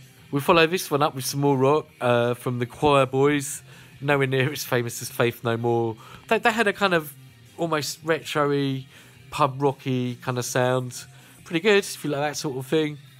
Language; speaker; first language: English; native; English